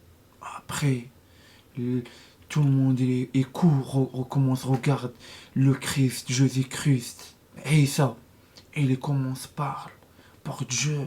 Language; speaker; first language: French; non-native, learner; Arabic